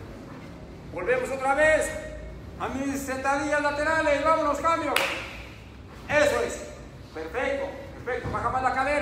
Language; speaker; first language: Spanish; native; Spanish